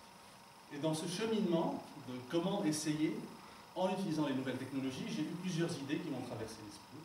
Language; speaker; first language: French; non-native, local second language; Arabic